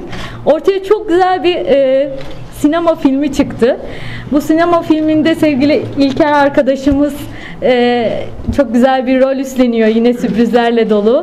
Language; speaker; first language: Turkish; native; Turkish